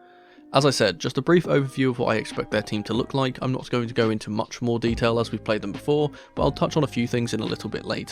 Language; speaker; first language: English; native; English